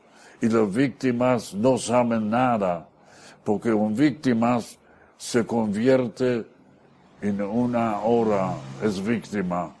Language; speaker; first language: Spanish; non-native, fluent; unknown